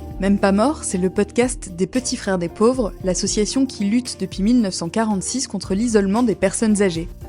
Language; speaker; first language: French; native; French